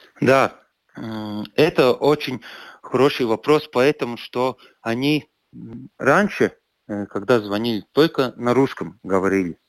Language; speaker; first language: Russian; non-native, local second language; Latvian